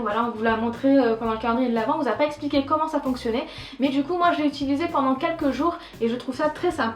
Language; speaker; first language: French; native; French